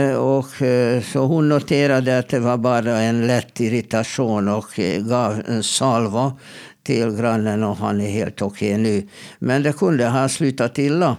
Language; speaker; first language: Swedish; non-native, fluent; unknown